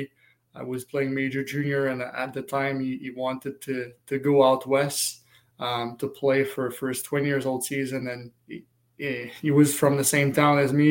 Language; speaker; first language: English; non-native, fluent; French